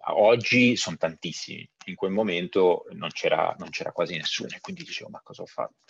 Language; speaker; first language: Italian; native; Italian